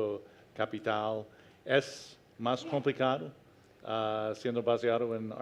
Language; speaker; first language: Spanish; non-native, fluent; Portuguese